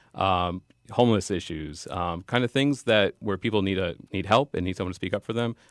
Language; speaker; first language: English; native; English